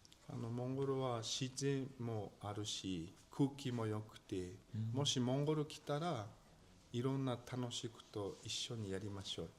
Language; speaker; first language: Japanese; non-native, fluent; Mongolian